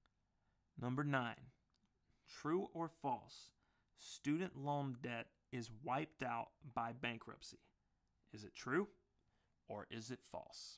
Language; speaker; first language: English; native; English